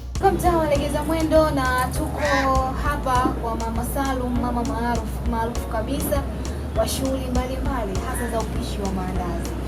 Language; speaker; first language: Swahili; native; Swahili